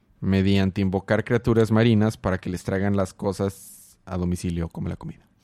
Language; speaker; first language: Spanish; native; Spanish